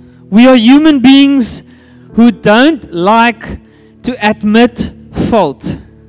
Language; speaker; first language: English; non-native, local second language; Afrikaans